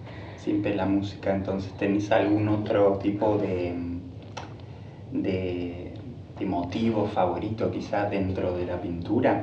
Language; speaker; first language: Spanish; native; Spanish